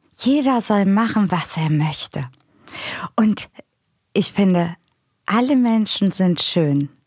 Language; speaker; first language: German; native; German